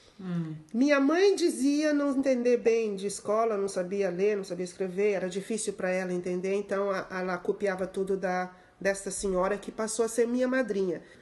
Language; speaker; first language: Portuguese; native; Portuguese